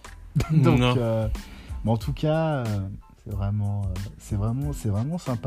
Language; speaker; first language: French; native; French